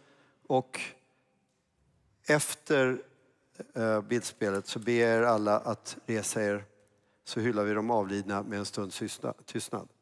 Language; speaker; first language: Swedish; native; Swedish